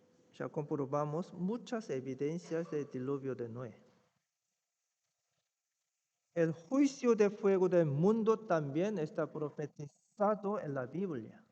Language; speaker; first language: Spanish; non-native, fluent; Korean